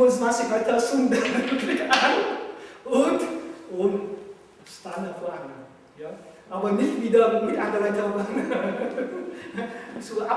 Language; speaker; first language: German; non-native, learner; Vietnamese